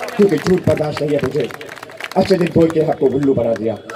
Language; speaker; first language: Hindi; native; Hindi